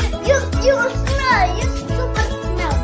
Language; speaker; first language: English; non-native, learner; Indonesian